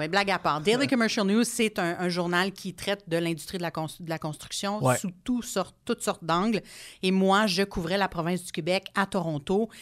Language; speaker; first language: French; non-native, local second language; English